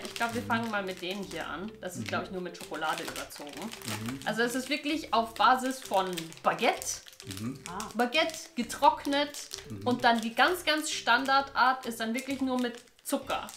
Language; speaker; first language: German; native; German